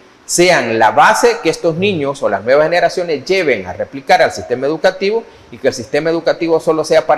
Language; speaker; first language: Spanish; native; Spanish